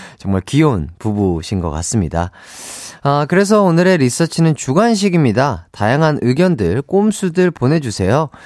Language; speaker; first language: Korean; native; Korean